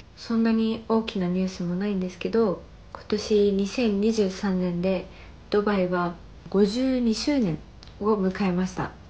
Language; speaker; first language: Japanese; early bilingual, other home language; Arabic